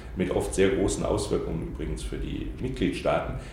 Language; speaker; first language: German; native; German